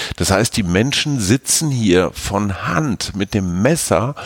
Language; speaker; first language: German; native; German